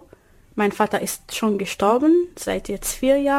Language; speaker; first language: German; non-native, learner; Arabic